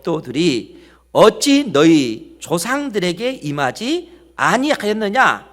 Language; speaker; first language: Korean; native; Korean